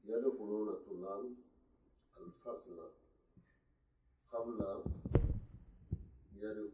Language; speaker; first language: Arabic; non-native, learner; English